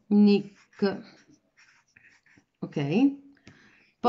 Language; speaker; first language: Italian; native; Italian